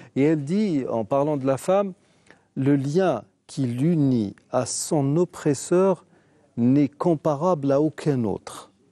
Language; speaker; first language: French; non-native, local second language; Arabic